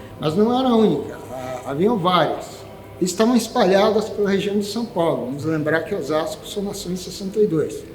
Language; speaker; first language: Portuguese; native; Portuguese